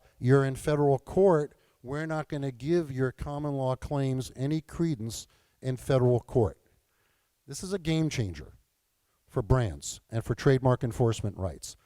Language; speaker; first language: English; native; English